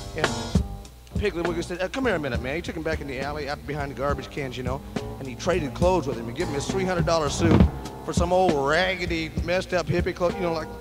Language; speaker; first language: English; native; English